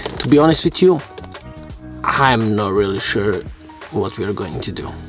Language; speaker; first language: English; non-native, fluent; Serbian